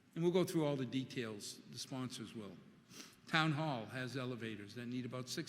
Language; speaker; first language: English; early bilingual, other home language; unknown